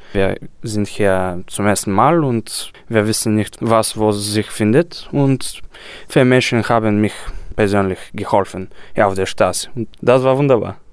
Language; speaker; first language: German; non-native, fluent; Bulgarian